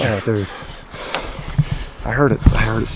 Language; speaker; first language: English; native; English